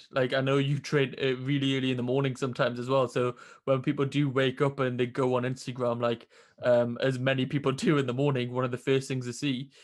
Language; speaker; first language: English; native; English